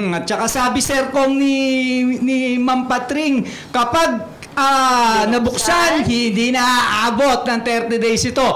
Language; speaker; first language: Filipino; native; Filipino